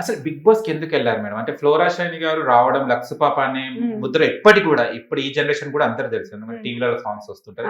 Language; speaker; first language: Telugu; native; Telugu